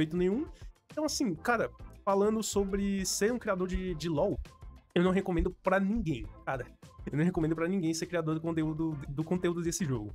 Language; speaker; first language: Portuguese; native; Portuguese